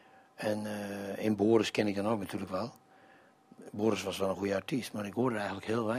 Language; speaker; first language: Dutch; native; Dutch